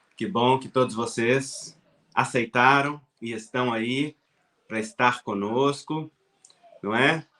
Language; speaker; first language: Portuguese; native; Portuguese